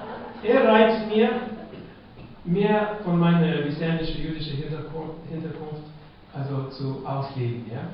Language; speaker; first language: German; non-native, fluent; Russian